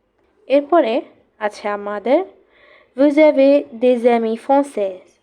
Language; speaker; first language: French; non-native, fluent; Bangla